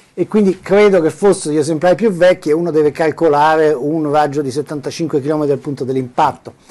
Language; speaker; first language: Italian; native; Italian